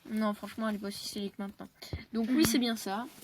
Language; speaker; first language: French; native; French